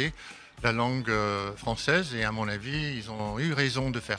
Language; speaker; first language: French; non-native, fluent; English